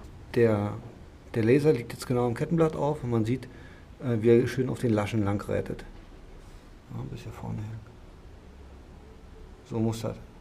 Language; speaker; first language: German; native; German